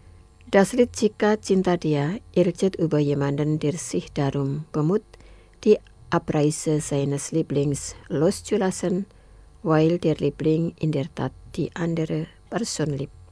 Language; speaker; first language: German; non-native, fluent; Indonesian